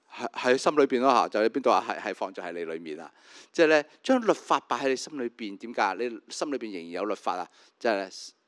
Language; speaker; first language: Cantonese; native; Cantonese